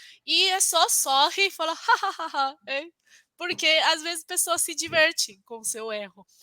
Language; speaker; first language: Portuguese; non-native, fluent; Chinese